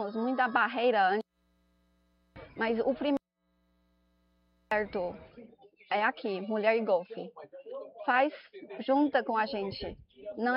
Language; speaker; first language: Portuguese; non-native, learner; Chinese